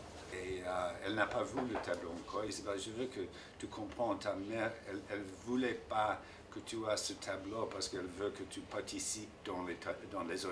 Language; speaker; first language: French; non-native, fluent; English